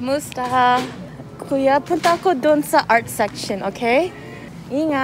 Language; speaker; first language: Filipino; early bilingual, heritage; English